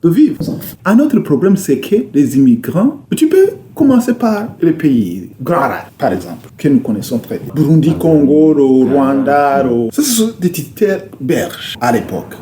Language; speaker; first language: French; non-native, local second language; Rundi